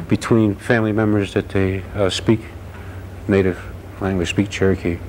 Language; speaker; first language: English; native; English